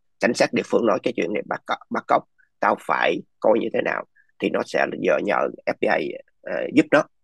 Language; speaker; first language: Vietnamese; early bilingual, other home language; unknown